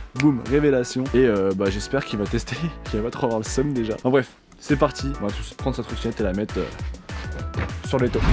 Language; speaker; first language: French; native; French